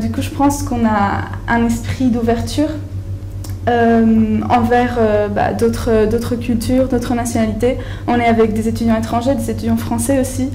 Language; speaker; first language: French; non-native, fluent; Spanish